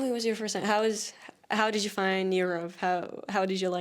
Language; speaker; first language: English; non-native, fluent; Spanish